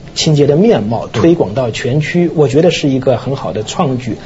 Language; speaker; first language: Chinese; native; Chinese